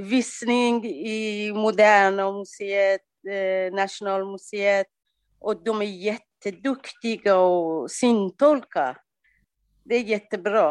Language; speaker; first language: Swedish; non-native, learner; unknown